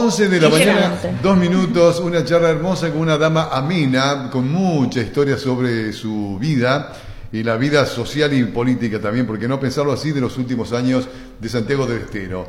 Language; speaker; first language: Spanish; native; Spanish